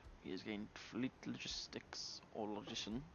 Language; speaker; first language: English; native; English